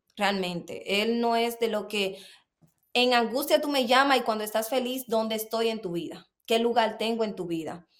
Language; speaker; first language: Spanish; native; Spanish